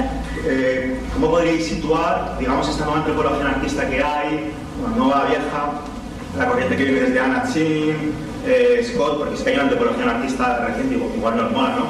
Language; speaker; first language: Spanish; native; Spanish